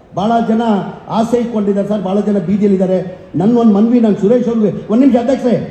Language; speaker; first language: Kannada; non-native, local second language; Urdu